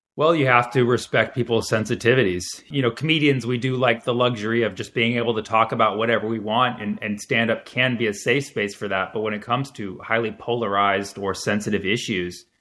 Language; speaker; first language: English; early bilingual, other home language; Arabic